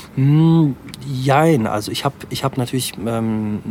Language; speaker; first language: German; native; German